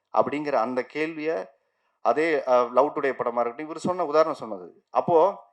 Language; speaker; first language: Tamil; native; Tamil